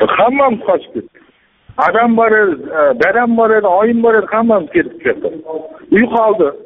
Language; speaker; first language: Uzbek; non-native, local second language; Kazakh